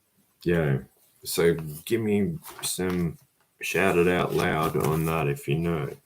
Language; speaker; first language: English; native; English